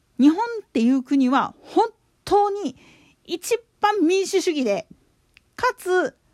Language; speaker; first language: Japanese; native; Japanese